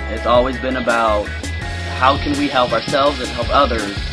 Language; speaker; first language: English; native; English